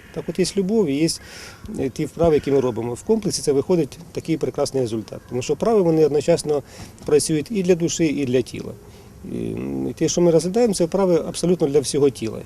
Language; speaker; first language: Ukrainian; non-native, local second language; Russian